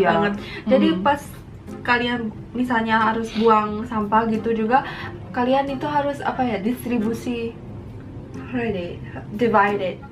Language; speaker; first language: Indonesian; early bilingual, heritage; Korean